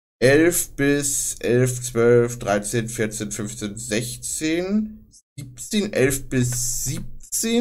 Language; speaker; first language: German; native; German